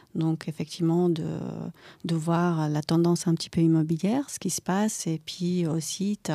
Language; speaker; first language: French; non-native, fluent; Croatian